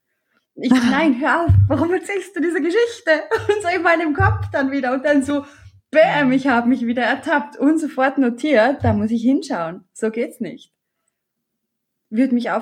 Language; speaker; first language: German; native; German